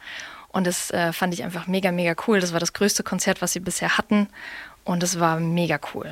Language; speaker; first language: German; native; German